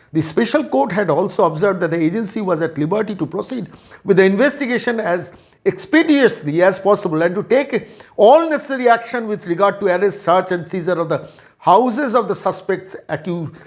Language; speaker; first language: English; non-native, local second language; Bangla